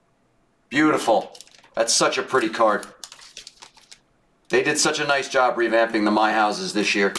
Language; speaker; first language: English; native; English